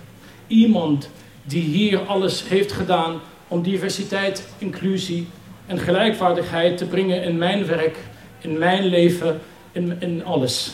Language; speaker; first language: Dutch; non-native, fluent; Arabic